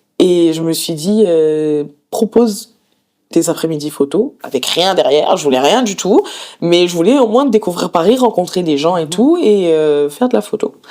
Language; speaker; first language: French; native; French